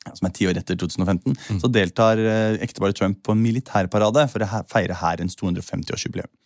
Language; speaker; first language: Norwegian; native; Norwegian